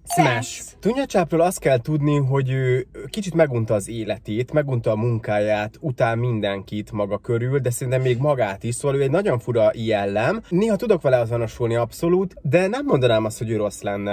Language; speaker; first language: Hungarian; native; Hungarian